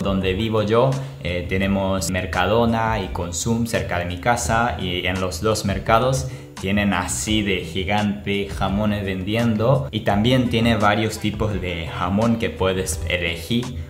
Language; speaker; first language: Spanish; non-native, fluent; Japanese